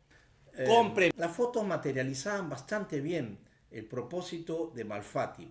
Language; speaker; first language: Spanish; native; Spanish